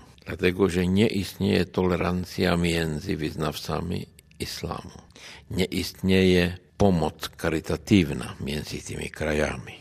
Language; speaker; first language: Polish; non-native, learner; Czech